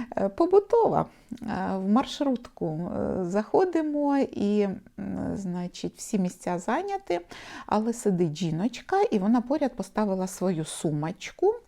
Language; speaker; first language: Ukrainian; non-native, local second language; Russian